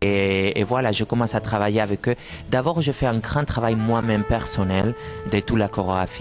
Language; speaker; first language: French; non-native, fluent; Spanish